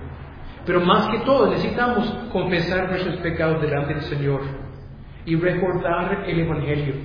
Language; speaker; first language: Spanish; non-native, fluent; English